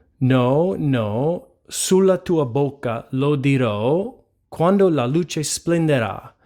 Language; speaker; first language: Italian; non-native, fluent; English